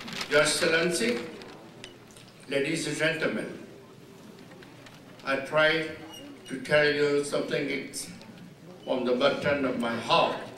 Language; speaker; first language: English; non-native, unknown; Vietnamese